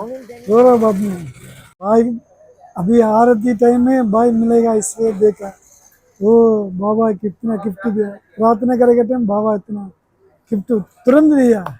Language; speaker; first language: Hindi; non-native, local second language; Tamil